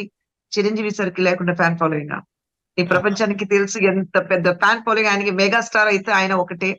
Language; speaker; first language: Telugu; non-native, fluent; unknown